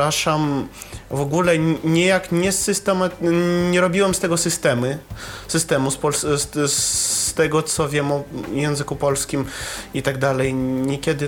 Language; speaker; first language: Polish; non-native, learner; Russian